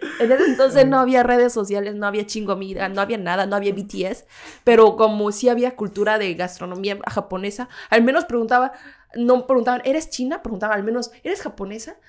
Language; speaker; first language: Spanish; non-native, fluent; Korean